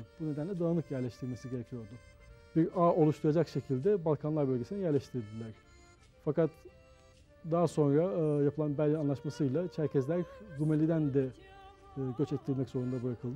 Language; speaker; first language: Turkish; native; Turkish